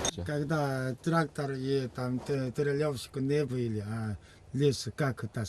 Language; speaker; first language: Russian; non-native, learner; Korean